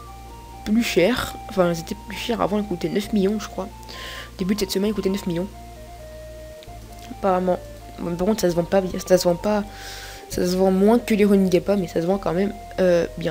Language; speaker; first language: French; native; French